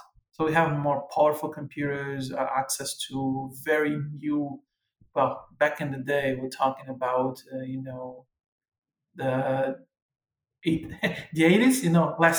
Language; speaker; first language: English; non-native, fluent; Portuguese